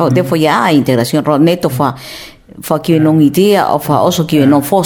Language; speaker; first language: Danish; non-native, fluent; Spanish